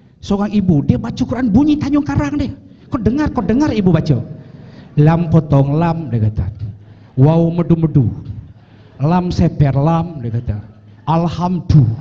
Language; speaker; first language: Malay; native; Malay